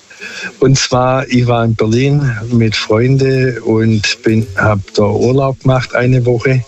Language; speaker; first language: German; non-native, local second language; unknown